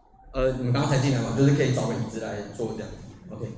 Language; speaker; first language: Chinese; native; Chinese